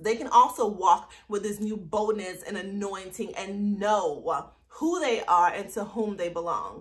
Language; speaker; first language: English; native; English